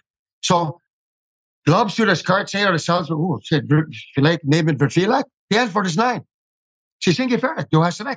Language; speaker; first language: German; non-native, fluent; English